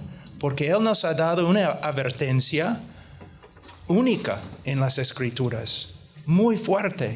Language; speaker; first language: Spanish; non-native, fluent; English